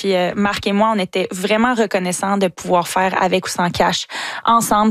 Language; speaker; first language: French; native; French